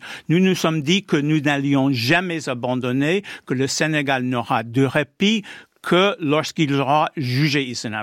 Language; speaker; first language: French; non-native, fluent; English